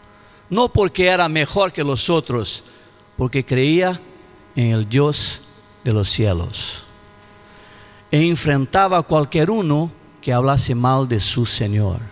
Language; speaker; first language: Spanish; non-native, learner; Portuguese